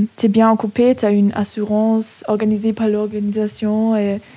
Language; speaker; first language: French; non-native, fluent; German